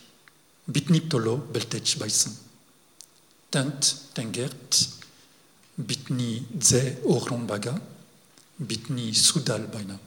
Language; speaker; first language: Mongolian; non-native, learner; French